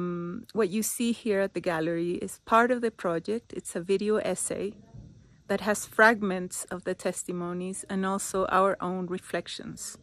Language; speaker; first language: English; non-native, fluent; Spanish